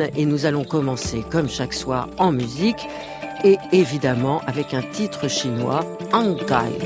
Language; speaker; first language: French; native; French